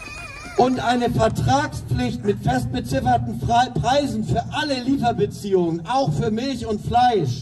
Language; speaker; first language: German; native; German